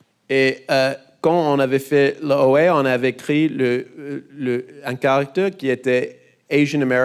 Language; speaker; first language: French; non-native, learner; English